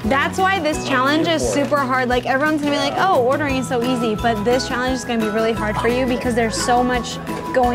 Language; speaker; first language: English; native; English